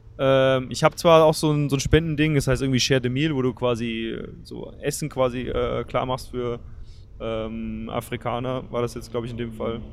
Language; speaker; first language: German; native; German